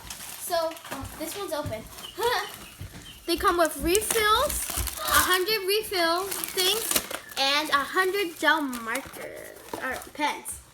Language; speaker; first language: English; native; English